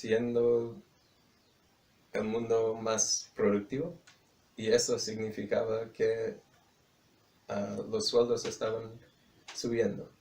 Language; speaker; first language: Spanish; non-native, fluent; English